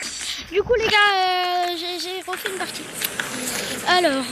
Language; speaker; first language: French; native; French